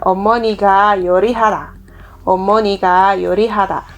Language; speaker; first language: Korean; non-native, learner; Indonesian